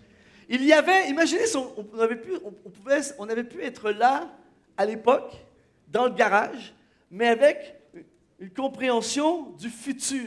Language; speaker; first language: French; native; French